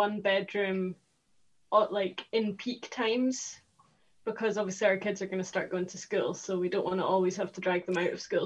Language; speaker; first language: English; native; English